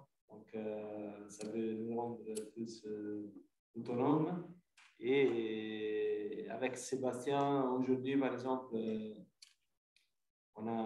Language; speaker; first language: French; non-native, fluent; Italian